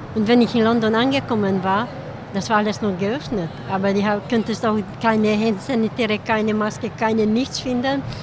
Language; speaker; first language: German; non-native, learner; Hungarian